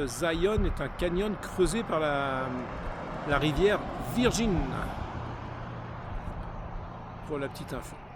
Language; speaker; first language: French; native; French